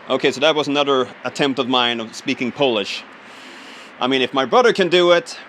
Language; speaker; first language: English; non-native, fluent; Swedish